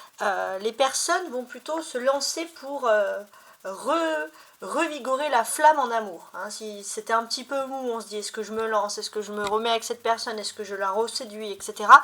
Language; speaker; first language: French; native; French